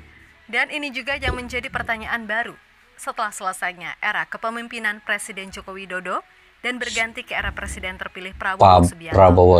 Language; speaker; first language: Indonesian; native; Indonesian